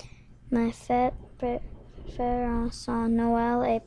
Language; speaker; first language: French; non-native, local second language; English